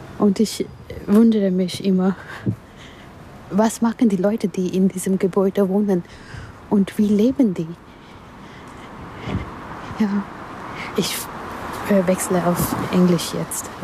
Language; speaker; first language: German; non-native, learner; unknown